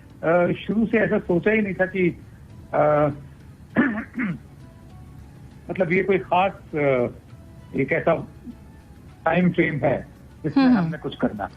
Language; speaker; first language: Hindi; native; Hindi